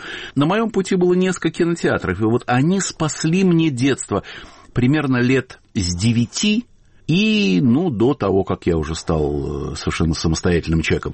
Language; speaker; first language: Russian; native; Russian